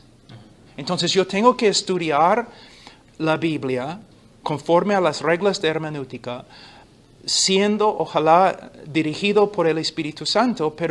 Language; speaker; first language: Spanish; non-native, fluent; English